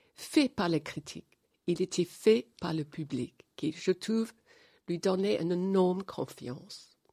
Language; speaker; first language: French; non-native, fluent; English